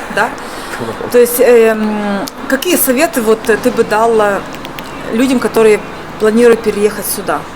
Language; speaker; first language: Russian; native; Russian